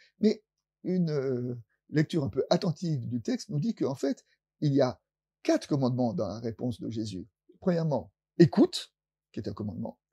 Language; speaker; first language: French; native; French